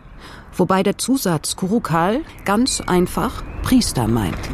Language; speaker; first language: German; native; German